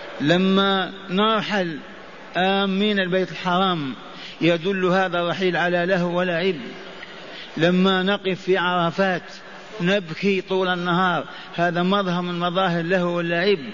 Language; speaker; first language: Arabic; native; Arabic